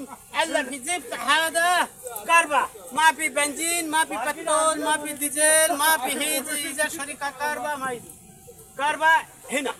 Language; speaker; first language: Arabic; non-native, learner; Bangla